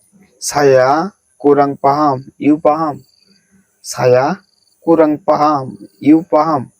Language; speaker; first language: Indonesian; non-native, learner; Bangla